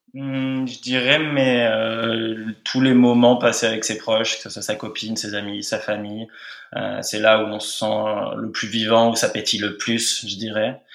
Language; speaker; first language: French; native; French